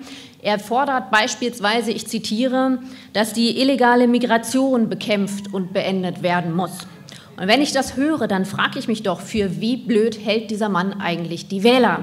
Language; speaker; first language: German; native; German